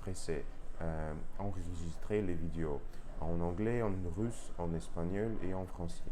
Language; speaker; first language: French; non-native, learner; Russian